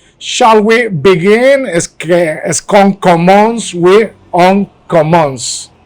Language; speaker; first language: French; non-native, fluent; Spanish